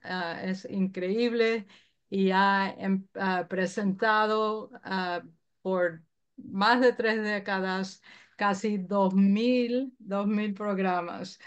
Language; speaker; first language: Spanish; early bilingual, heritage; Spanish